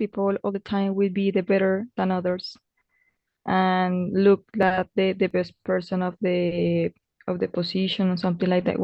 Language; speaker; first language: English; non-native, learner; Spanish